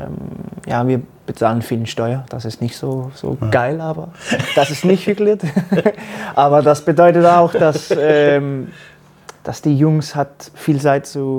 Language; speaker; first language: German; non-native, learner; Danish